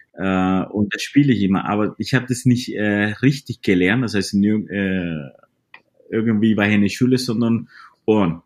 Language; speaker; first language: German; non-native, fluent; Spanish